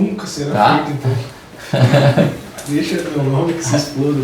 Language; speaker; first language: Portuguese; native; Portuguese